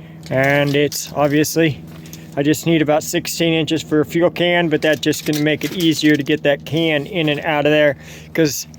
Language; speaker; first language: English; native; English